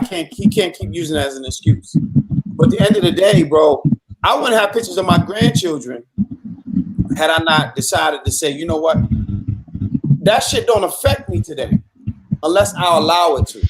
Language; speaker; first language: English; native; English